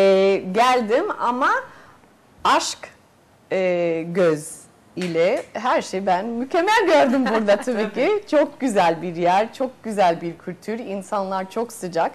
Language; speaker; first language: Turkish; non-native, fluent; Spanish